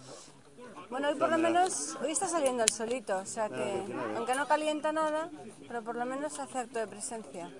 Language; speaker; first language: Spanish; native; Spanish